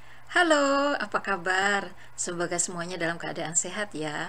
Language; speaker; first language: Indonesian; native; Indonesian